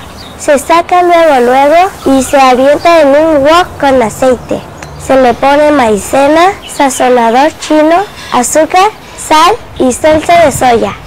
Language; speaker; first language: Spanish; early bilingual, other home language; Cantonese